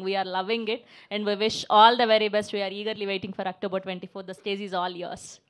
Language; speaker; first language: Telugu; native; Telugu